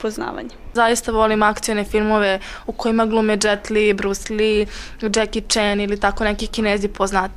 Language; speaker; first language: Serbian; native; Serbian